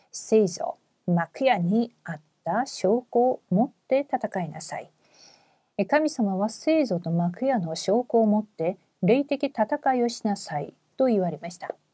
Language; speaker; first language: Japanese; non-native, fluent; Korean